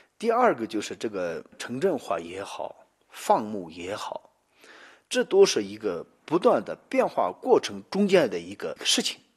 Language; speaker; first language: Chinese; non-native, local second language; Tibetan